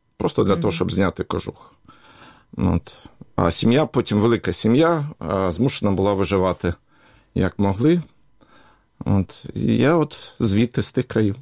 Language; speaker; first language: Ukrainian; native; Ukrainian